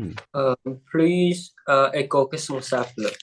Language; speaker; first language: French; non-native, learner; Vietnamese